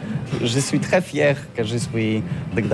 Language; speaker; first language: French; non-native, fluent; Polish